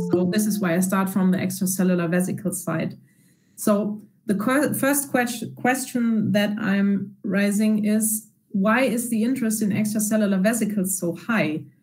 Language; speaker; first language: English; non-native, fluent; German